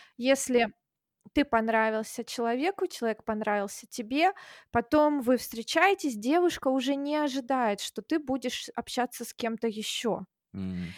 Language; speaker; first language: Russian; native; Russian